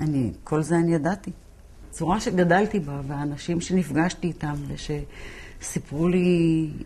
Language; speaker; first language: Hebrew; early bilingual, other home language; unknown